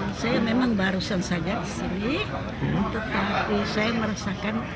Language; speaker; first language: Indonesian; non-native, fluent; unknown